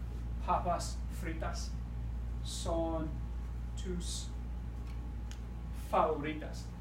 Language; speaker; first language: Spanish; non-native, fluent; English